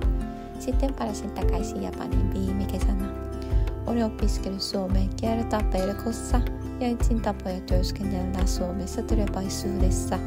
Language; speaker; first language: Finnish; non-native, learner; Japanese